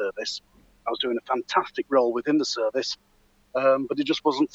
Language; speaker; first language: English; native; English